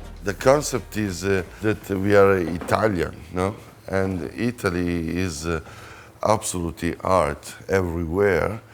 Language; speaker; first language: English; non-native, fluent; Italian